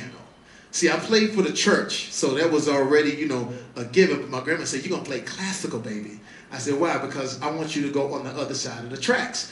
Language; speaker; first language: English; native; English